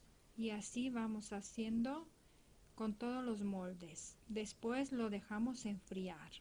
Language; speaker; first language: Spanish; non-native, fluent; Romanian